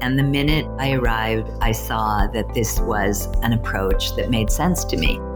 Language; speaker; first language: English; native; English